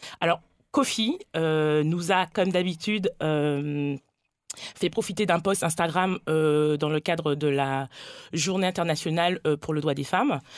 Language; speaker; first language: French; native; French